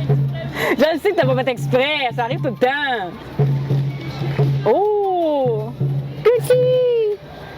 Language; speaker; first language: French; native; French